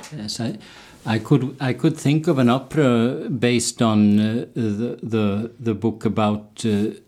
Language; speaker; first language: English; non-native, fluent; Swedish